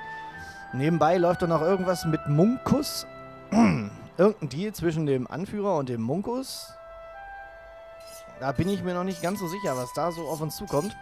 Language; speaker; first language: German; native; German